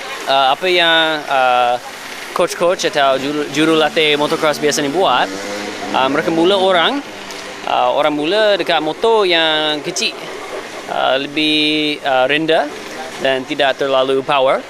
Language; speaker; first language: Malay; non-native, fluent; English